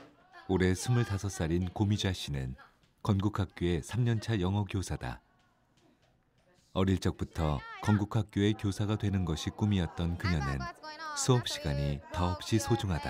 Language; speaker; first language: Korean; native; Korean